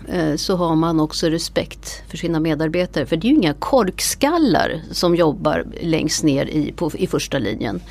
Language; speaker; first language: Swedish; native; Swedish